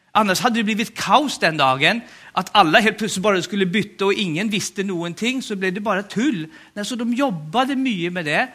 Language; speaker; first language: Swedish; native; Swedish